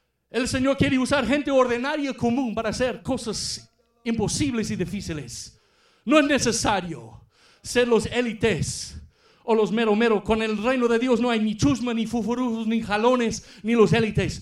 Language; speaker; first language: Spanish; non-native, fluent; English